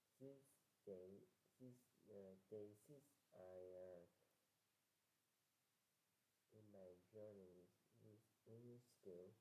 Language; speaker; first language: English; non-native, learner; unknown